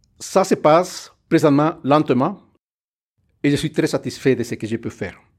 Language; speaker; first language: French; non-native, fluent; Spanish